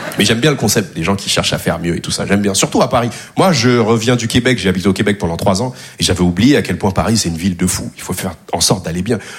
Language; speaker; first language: French; native; French